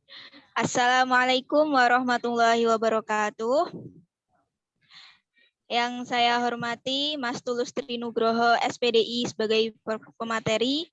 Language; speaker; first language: Indonesian; native; Indonesian